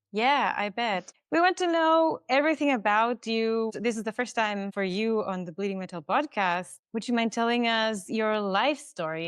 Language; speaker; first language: English; non-native, fluent; German